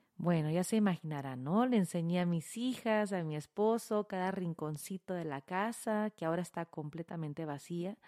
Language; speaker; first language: Spanish; early bilingual, heritage; Spanish